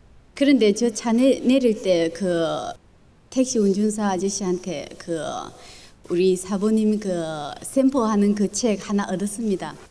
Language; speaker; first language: Korean; early bilingual, other home language; Chinese